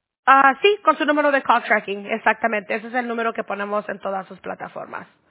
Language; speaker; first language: Spanish; early bilingual, heritage; Spanish